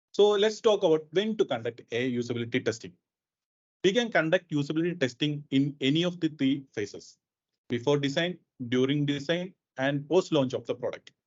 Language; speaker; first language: English; non-native, local second language; Malayalam